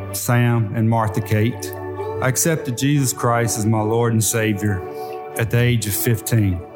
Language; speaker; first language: English; native; English